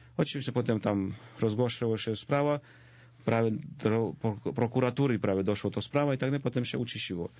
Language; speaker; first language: Polish; non-native, fluent; Georgian